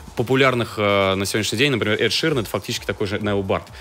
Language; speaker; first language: Russian; native; Russian